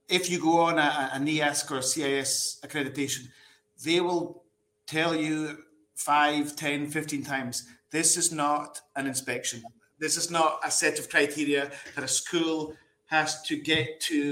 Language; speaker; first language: English; native; English